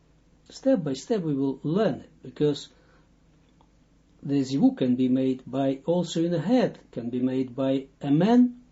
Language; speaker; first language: English; non-native, fluent; Dutch